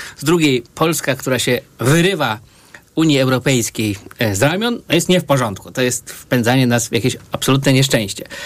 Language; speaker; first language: Polish; native; Polish